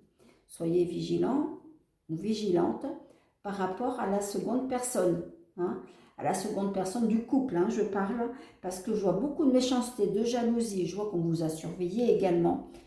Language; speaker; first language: French; native; French